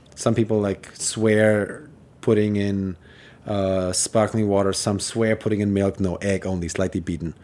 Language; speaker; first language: English; non-native, fluent; German